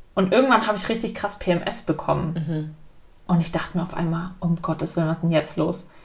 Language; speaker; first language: German; native; German